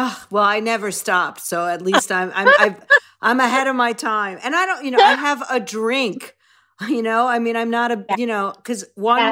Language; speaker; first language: English; native; English